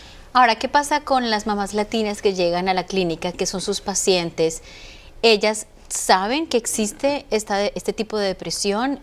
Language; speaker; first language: Spanish; native; Spanish